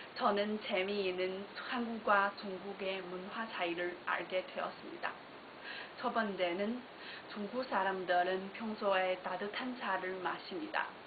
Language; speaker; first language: Korean; non-native, learner; Chinese